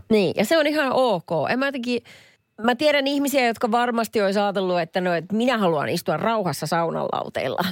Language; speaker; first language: Finnish; native; Finnish